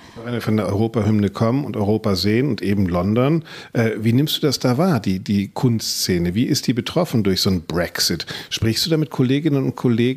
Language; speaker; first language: German; native; German